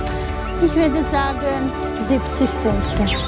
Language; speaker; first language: German; non-native, fluent; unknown